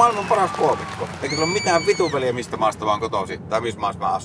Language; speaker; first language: Finnish; native; Finnish